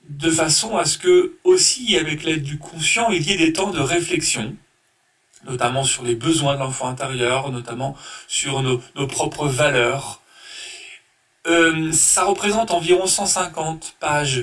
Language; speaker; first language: French; native; French